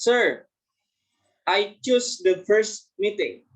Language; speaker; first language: English; non-native, fluent; Indonesian